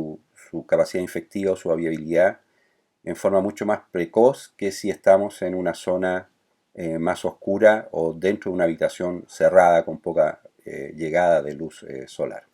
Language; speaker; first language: Spanish; native; Spanish